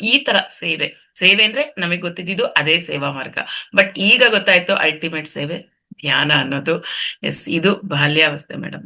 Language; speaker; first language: Kannada; non-native, local second language; Telugu